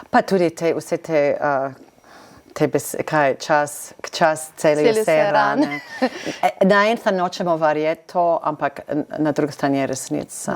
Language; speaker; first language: Slovenian; non-native, fluent; English